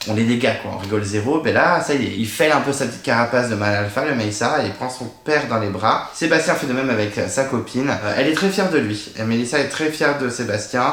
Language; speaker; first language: French; native; French